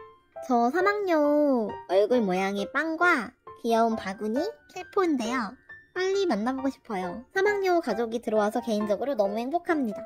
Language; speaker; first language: Korean; native; Korean